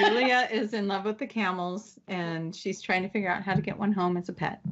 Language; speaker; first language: English; native; English